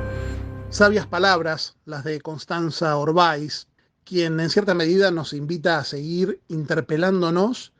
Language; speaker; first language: Spanish; native; Spanish